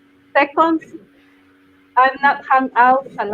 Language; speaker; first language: English; non-native, learner; Spanish